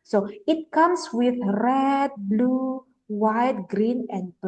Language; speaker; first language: English; non-native, fluent; Indonesian